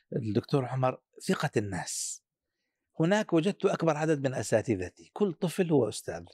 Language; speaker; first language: Arabic; native; Arabic